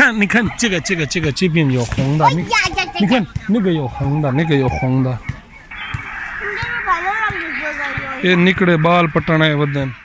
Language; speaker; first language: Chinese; non-native, learner; Punjabi